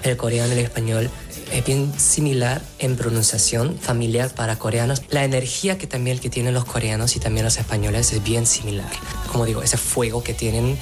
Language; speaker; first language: Spanish; non-native, fluent; Korean